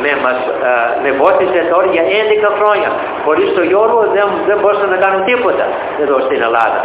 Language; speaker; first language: Greek; early bilingual, heritage; Greek